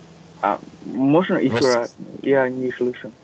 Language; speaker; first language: Russian; non-native, learner; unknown